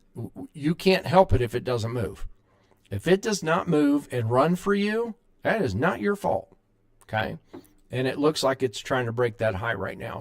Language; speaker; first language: English; native; English